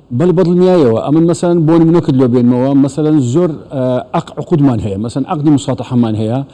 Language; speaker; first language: Central Kurdish; native; Central Kurdish